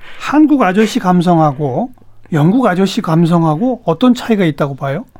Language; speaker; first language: Korean; native; Korean